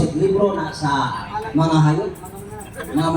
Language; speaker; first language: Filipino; non-native, local second language; Cebuano